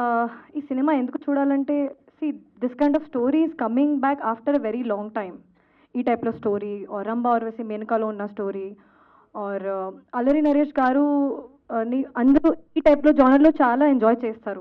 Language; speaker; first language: Telugu; non-native, learner; Hindi